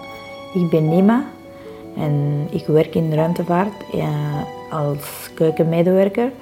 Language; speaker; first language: Dutch; non-native, learner; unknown